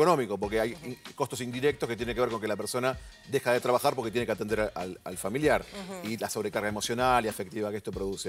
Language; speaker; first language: Spanish; native; Spanish